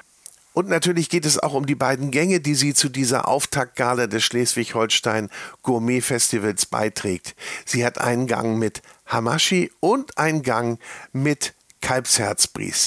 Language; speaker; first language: German; native; German